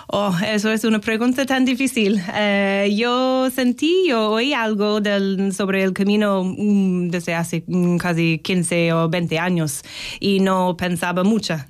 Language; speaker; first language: Spanish; non-native, learner; English